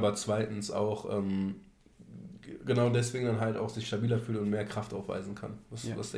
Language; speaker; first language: German; native; German